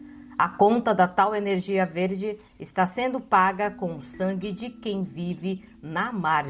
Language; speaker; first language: Portuguese; native; Portuguese